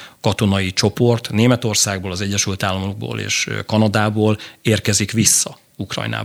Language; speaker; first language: Hungarian; native; Hungarian